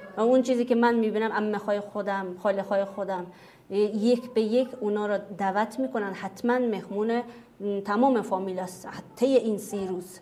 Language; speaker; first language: Persian; non-native, fluent; Kazakh